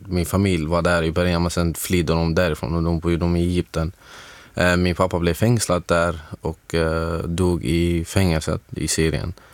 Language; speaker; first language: Swedish; non-native, fluent; Arabic